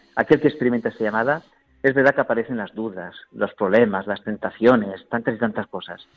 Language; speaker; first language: Spanish; native; Spanish